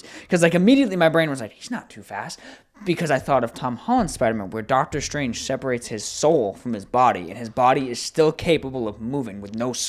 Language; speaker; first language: English; native; English